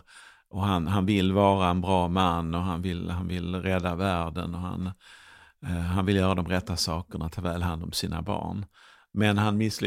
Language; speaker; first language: Swedish; native; Swedish